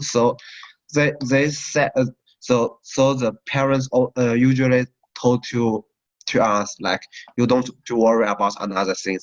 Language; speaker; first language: English; non-native, learner; Chinese